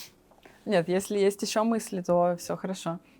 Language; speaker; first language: Russian; native; Russian